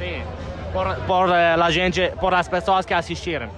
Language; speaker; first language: Portuguese; non-native, learner; Hebrew